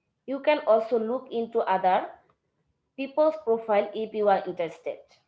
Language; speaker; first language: English; non-native, local second language; Bangla